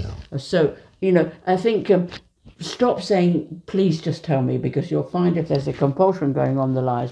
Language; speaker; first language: English; native; English